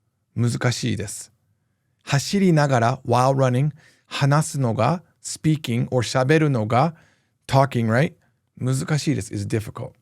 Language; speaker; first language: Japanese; non-native, fluent; English